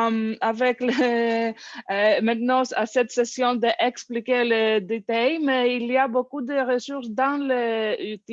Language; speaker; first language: French; non-native, learner; English